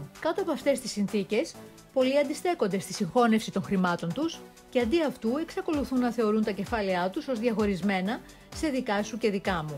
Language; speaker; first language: Greek; native; Greek